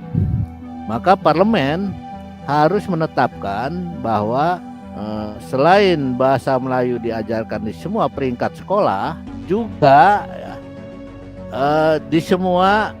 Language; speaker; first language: Indonesian; native; Indonesian